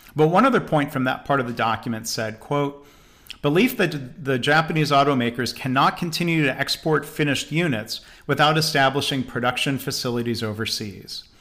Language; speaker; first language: English; native; English